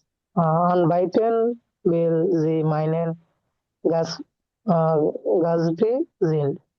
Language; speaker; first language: German; non-native, learner; Bangla